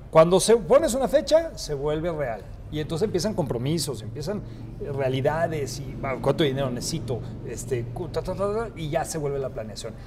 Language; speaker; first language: Spanish; native; Spanish